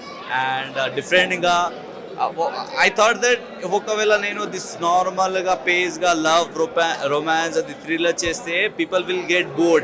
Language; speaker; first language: Telugu; non-native, learner; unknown